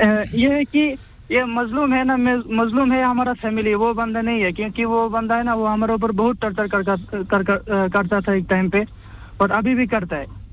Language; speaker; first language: Hindi; non-native, fluent; Bangla